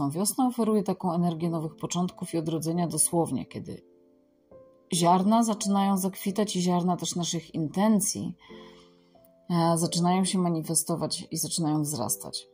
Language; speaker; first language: Polish; native; Polish